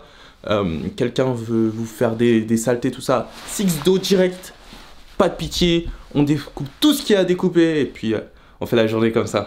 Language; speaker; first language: French; native; French